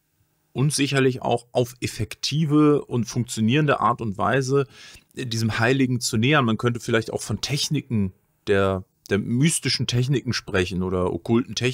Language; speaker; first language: German; native; German